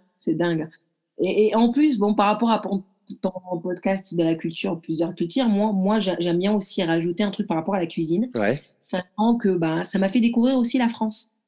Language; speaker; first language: French; early bilingual, other home language; Arabic